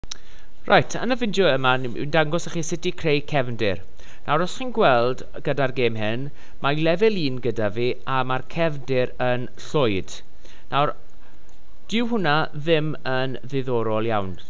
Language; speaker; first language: Welsh; non-native, local second language; English